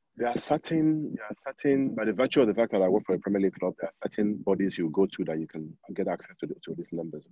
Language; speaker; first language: English; non-native, local second language; Yoruba